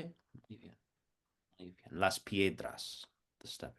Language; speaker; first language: Spanish; non-native, fluent; English